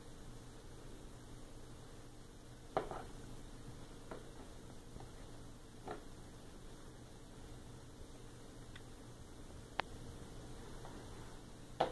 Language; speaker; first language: Chinese; non-native, learner; English